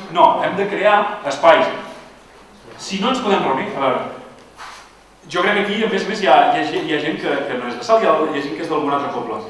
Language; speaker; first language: Catalan; native; Catalan